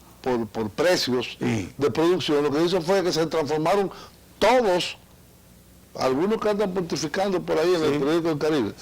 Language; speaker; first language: Spanish; native; Spanish